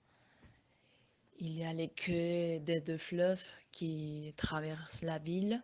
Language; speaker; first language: French; non-native, fluent; Spanish